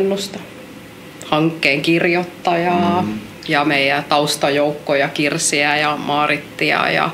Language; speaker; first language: Finnish; native; Finnish